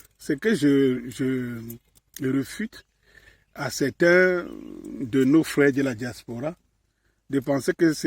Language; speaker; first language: French; native; French